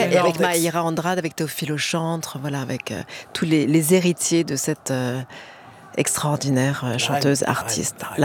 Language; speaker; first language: French; native; French